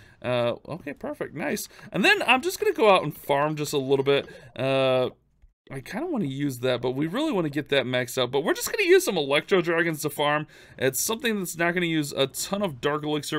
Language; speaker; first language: English; native; English